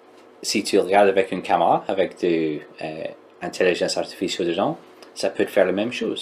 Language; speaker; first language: French; non-native, learner; English